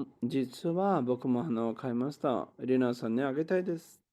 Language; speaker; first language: Japanese; non-native, fluent; Bangla